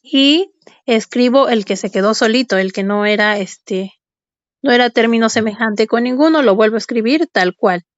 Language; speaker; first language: Spanish; native; Spanish